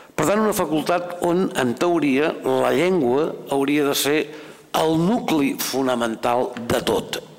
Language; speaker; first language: Catalan; native; Catalan